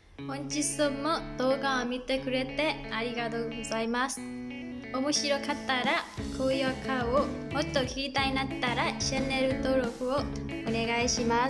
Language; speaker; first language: Japanese; non-native, learner; Burmese